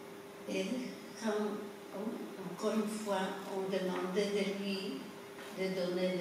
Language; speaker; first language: French; non-native, fluent; Polish